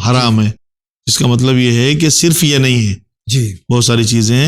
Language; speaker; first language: Urdu; native; Urdu